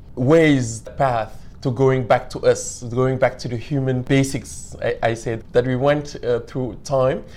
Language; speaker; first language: English; non-native, fluent; Wolof